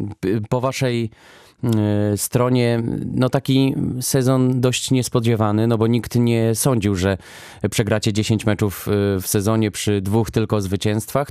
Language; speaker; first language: Polish; native; Polish